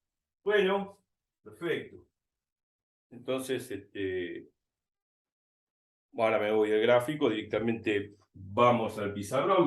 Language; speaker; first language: Spanish; native; Spanish